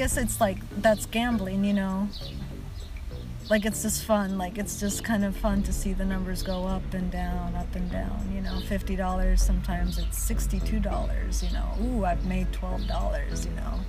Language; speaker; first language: English; early bilingual, other home language; Spanish